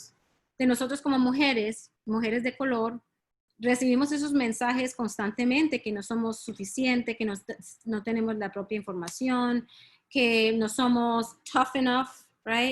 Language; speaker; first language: Spanish; early bilingual, heritage; Spanish